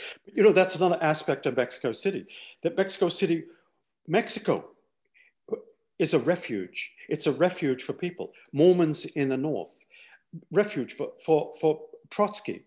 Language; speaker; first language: English; native; English